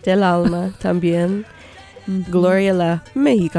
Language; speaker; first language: Spanish; early bilingual, heritage; Spanish